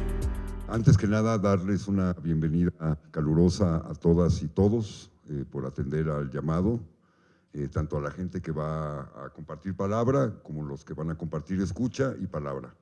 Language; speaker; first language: Spanish; native; Spanish